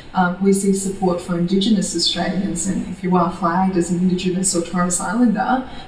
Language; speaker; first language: English; native; English